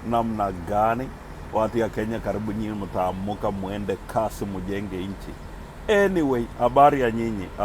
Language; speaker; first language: Swahili; non-native, local second language; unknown